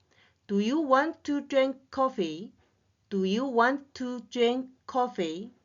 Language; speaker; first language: English; non-native, learner; Chinese